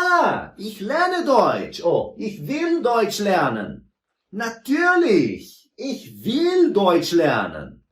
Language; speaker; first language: German; non-native, fluent; Portuguese